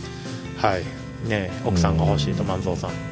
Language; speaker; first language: Japanese; native; Japanese